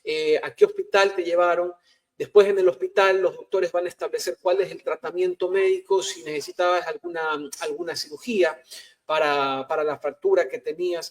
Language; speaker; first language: Spanish; native; Spanish